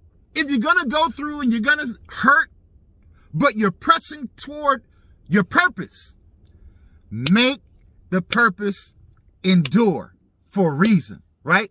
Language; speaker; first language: English; native; English